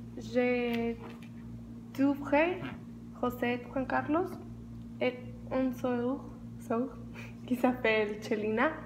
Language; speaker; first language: French; non-native, learner; Spanish